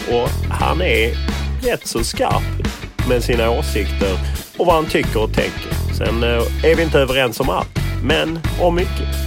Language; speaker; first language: Swedish; native; Swedish